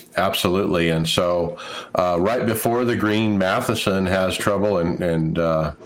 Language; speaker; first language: English; native; English